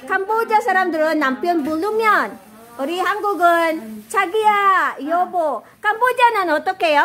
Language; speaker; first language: Korean; non-native, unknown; Filipino